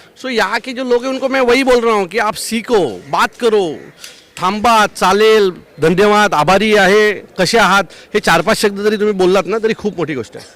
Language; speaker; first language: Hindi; non-native, local second language; Marathi